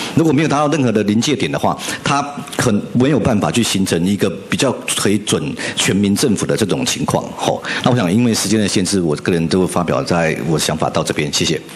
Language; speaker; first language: Chinese; native; Chinese